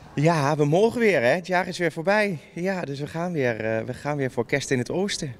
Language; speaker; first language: Dutch; native; Dutch